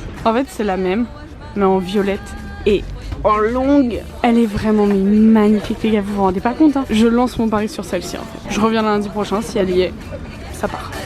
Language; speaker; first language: French; native; French